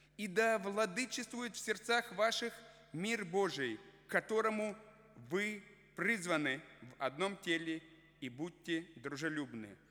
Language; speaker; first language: Russian; native; Russian